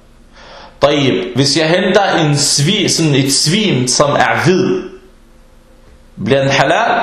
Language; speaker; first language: Danish; non-native, fluent; Arabic